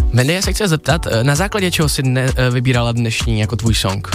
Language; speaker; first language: Czech; native; Czech